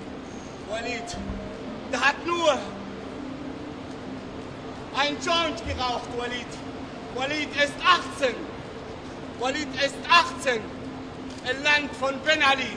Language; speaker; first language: German; non-native, learner; Arabic